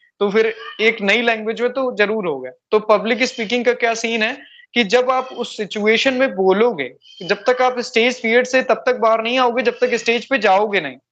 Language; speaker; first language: Hindi; native; Hindi